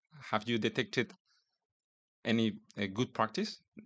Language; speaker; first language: English; non-native, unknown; Spanish